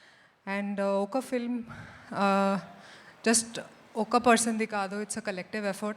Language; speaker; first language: Telugu; non-native, local second language; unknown